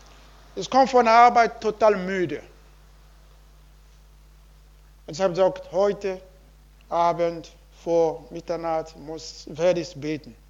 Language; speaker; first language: German; non-native, learner; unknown